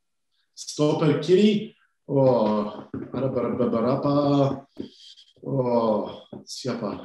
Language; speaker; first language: Indonesian; non-native, fluent; English